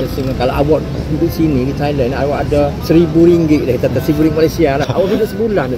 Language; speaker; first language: Malay; native; Malay